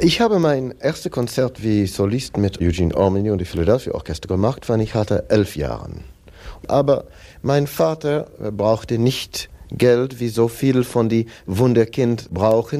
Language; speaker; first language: German; non-native, fluent; English